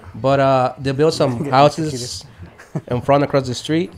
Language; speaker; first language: English; native; English